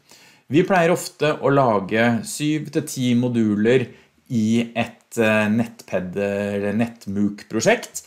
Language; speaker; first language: Norwegian; native; Norwegian